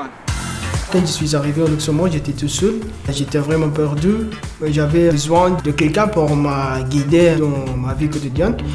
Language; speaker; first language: French; non-native, fluent; Arabic